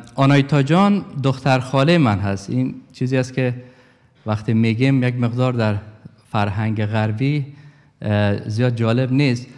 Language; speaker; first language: Persian; native; Persian